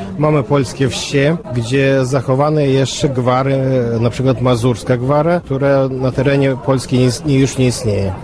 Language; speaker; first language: Polish; early bilingual, heritage; Russian